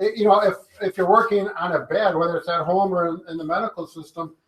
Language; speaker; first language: English; native; English